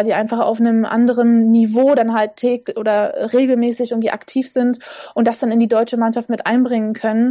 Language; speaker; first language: German; native; German